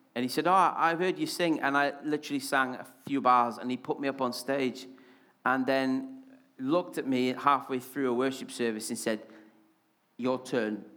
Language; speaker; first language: English; native; English